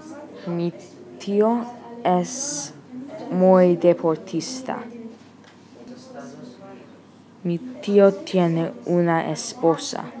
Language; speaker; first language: Spanish; non-native, learner; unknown